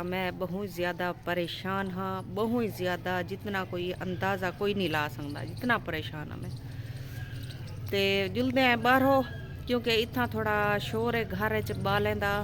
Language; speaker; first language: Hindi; non-native, local second language; Punjabi